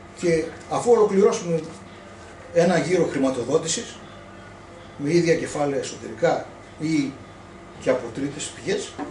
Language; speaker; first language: Greek; early bilingual, heritage; Greek